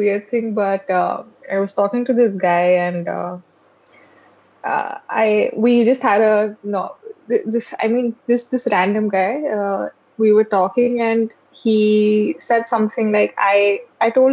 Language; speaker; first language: English; non-native, local second language; Hindi